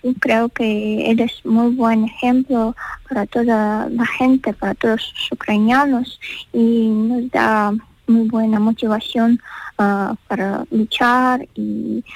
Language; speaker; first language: Spanish; non-native, learner; Ukrainian